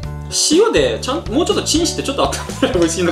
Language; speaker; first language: Japanese; native; Japanese